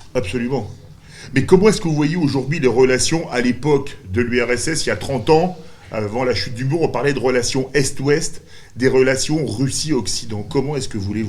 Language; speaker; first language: French; native; French